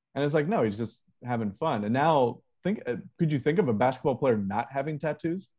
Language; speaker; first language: English; native; English